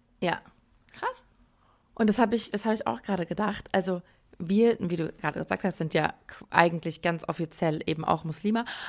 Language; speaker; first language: German; early bilingual, other home language; Persian